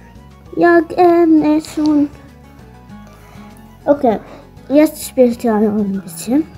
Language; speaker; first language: German; non-native, learner; Arabic